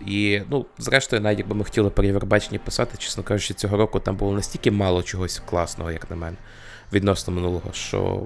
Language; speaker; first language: Ukrainian; native; Ukrainian